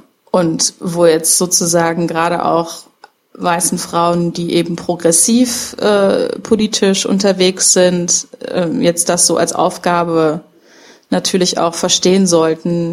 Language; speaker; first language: German; native; German